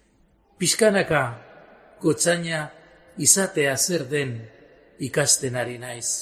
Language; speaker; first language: Basque; non-native, learner; Spanish